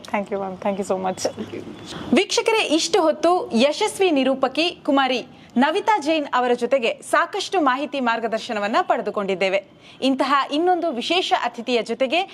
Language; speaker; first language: Kannada; native; Kannada